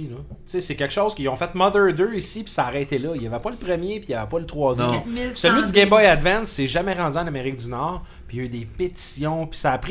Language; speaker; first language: French; native; French